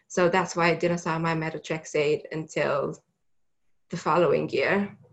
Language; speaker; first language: English; non-native, fluent; Romanian